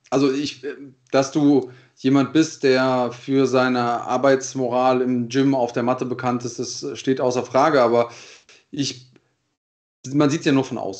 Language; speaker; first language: German; native; German